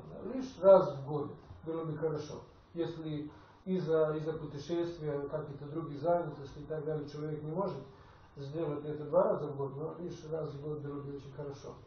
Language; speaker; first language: Russian; non-native, fluent; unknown